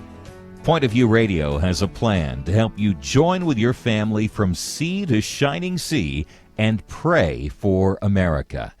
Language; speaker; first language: English; native; English